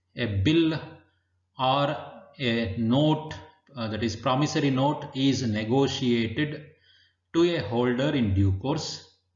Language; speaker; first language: English; non-native, local second language; Kannada